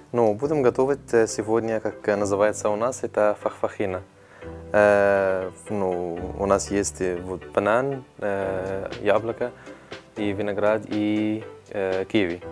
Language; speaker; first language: Russian; non-native, learner; Arabic